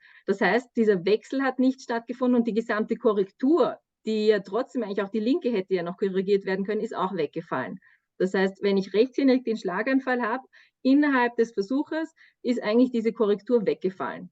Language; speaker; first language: German; native; German